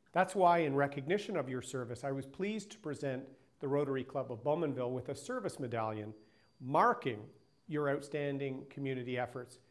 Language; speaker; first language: English; native; English